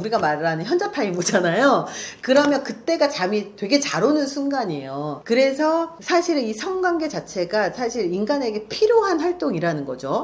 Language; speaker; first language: Korean; native; Korean